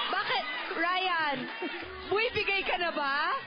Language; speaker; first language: Filipino; native; Filipino